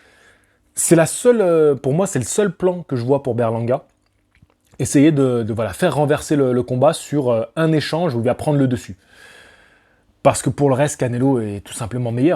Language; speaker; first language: French; native; French